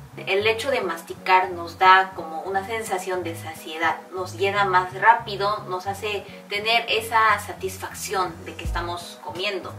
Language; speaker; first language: Spanish; non-native, fluent; Korean